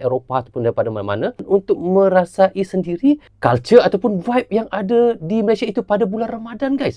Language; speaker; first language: Malay; native; Malay